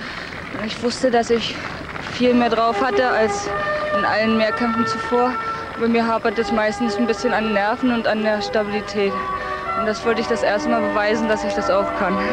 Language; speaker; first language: German; native; German